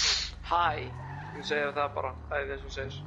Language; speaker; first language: Icelandic; early bilingual, heritage; Icelandic